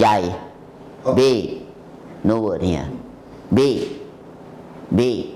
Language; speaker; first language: English; non-native, learner; Thai